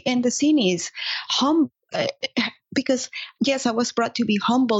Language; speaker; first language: English; non-native, fluent; Spanish